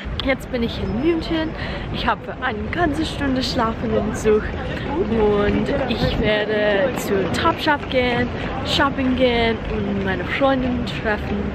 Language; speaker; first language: German; non-native, learner; English